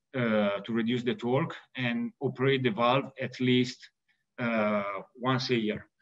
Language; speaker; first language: English; non-native, fluent; Italian